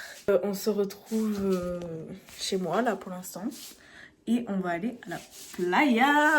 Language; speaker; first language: French; native; French